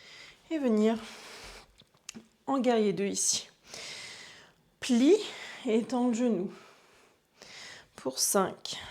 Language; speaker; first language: French; native; French